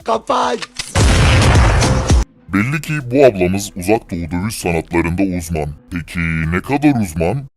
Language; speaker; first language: Turkish; native; Turkish